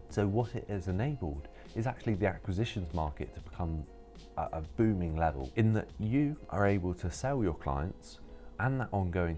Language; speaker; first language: English; native; English